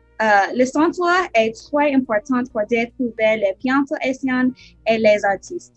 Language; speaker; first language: French; non-native, learner; English